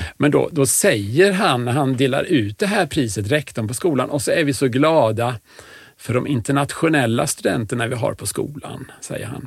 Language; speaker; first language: Swedish; native; Swedish